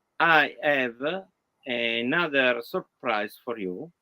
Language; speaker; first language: English; non-native, learner; Italian